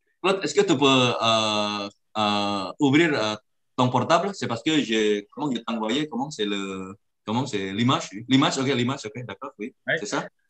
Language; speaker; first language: French; non-native, learner; Indonesian